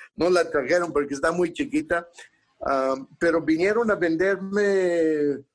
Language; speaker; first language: Spanish; early bilingual, heritage; Spanish